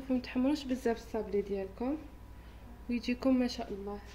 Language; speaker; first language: Arabic; native; Arabic